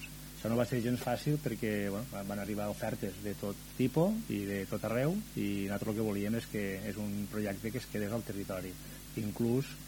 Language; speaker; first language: Catalan; native; Catalan